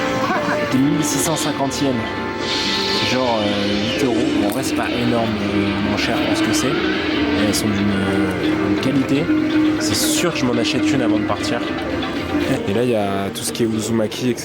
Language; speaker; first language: French; native; French